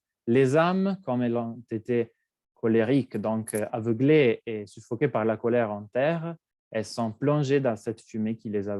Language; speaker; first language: French; non-native, fluent; Italian